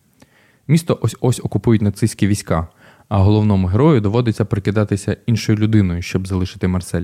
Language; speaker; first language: Ukrainian; native; Ukrainian